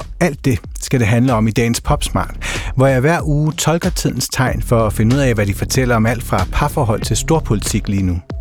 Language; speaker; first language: Danish; native; Danish